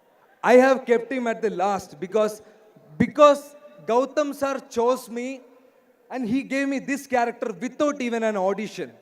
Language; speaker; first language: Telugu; non-native, learner; Malayalam